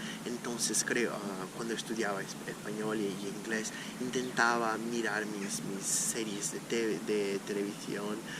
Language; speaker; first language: Spanish; non-native, fluent; Portuguese